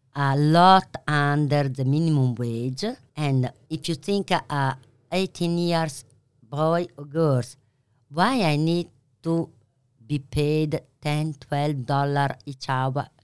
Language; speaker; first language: English; non-native, learner; Italian